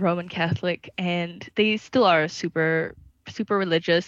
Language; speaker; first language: English; native; English